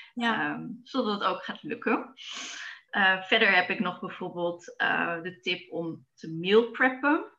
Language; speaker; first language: Dutch; native; Dutch